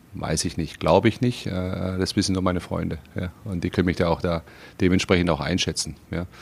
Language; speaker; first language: German; native; German